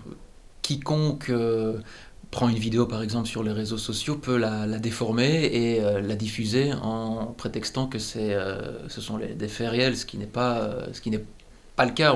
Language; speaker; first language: French; native; French